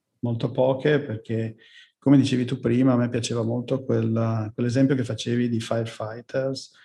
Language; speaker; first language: Italian; native; Italian